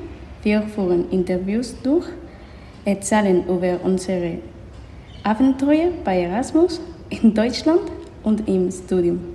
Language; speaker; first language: German; non-native, learner; Spanish